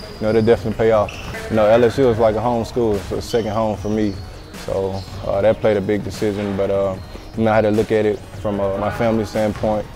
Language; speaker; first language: English; native; English